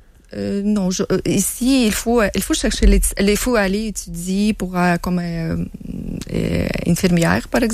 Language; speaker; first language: French; non-native, learner; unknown